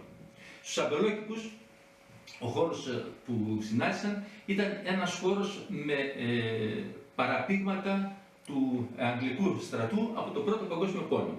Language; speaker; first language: Greek; native; Greek